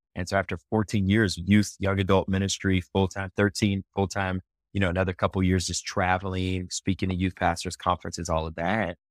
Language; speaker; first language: English; native; English